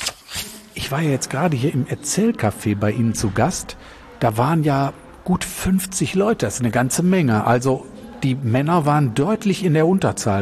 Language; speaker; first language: German; native; German